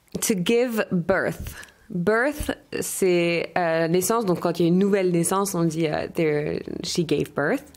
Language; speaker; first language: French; non-native, fluent; English